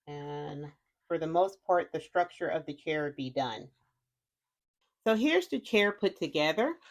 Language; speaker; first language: English; native; English